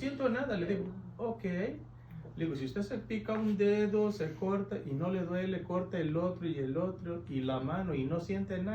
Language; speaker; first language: Spanish; native; Spanish